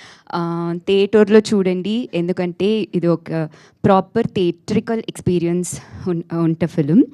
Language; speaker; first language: Telugu; non-native, learner; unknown